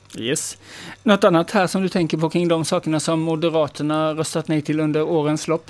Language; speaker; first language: Swedish; native; Swedish